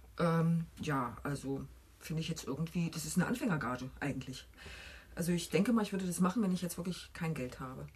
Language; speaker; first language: German; native; German